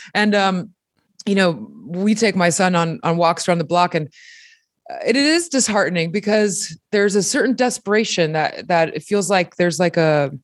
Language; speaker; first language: English; early bilingual, other home language; Spanish